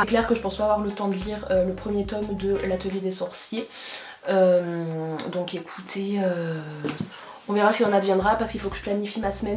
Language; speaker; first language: French; native; French